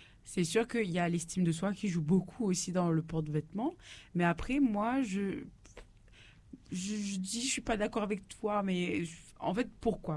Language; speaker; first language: French; native; French